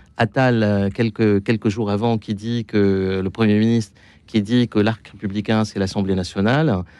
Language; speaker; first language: French; non-native, local second language; Arabic